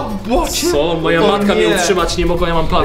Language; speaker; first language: Polish; native; Polish